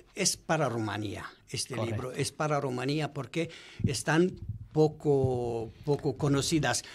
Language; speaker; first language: Spanish; non-native, fluent; Romanian